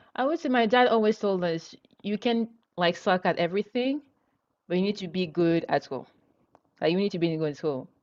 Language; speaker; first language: English; non-native, local second language; French